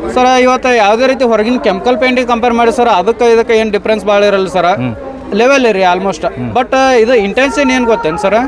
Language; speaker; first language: Kannada; native; Kannada